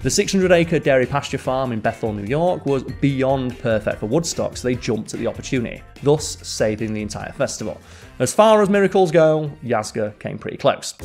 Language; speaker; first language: English; native; English